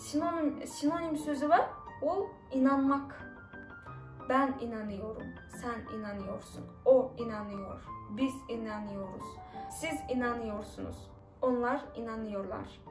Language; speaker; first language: Turkish; non-native, fluent; Kazakh